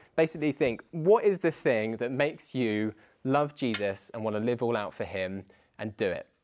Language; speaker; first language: English; native; English